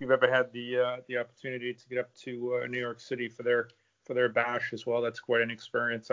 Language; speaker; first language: English; native; English